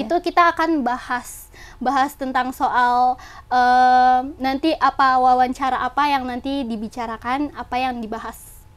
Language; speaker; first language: Indonesian; native; Indonesian